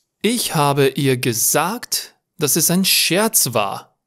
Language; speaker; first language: German; non-native, learner; Romanian